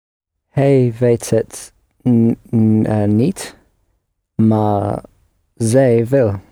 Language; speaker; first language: Dutch; non-native, learner; English